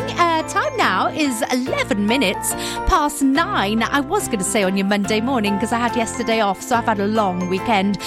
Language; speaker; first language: English; native; English